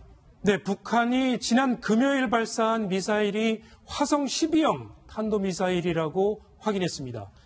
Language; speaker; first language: Korean; native; Korean